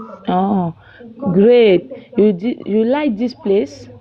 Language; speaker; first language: English; non-native, learner; French